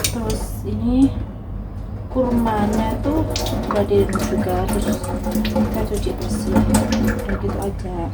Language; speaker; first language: Indonesian; non-native, local second language; Javanese